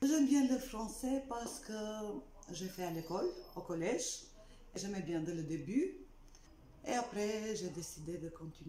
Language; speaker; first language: French; non-native, fluent; Albanian